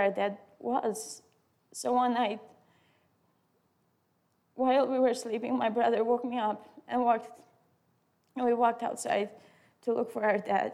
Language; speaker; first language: English; non-native, fluent; Albanian